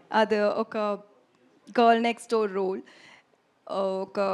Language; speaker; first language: Telugu; non-native, learner; Tamil